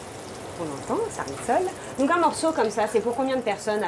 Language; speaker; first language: French; native; French